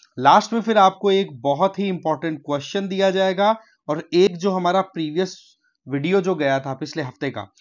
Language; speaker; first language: Hindi; native; Hindi